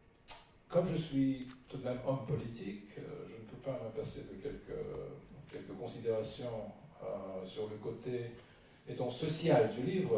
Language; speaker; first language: French; non-native, fluent; Russian